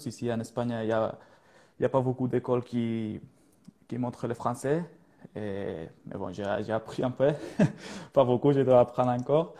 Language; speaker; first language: French; non-native, learner; Spanish